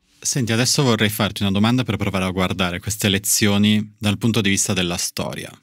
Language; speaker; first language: Italian; native; Italian